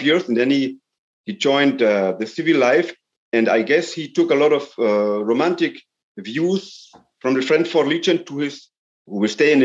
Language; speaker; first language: English; non-native, fluent; German